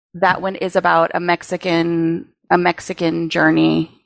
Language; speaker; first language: English; early bilingual, other home language; Spanish